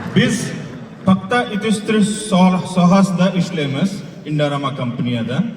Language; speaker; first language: Uzbek; non-native, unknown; Kannada